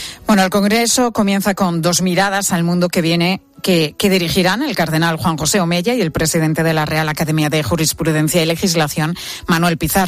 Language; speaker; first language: Spanish; native; Spanish